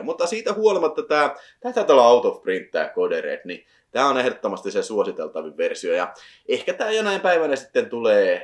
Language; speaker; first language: Finnish; native; Finnish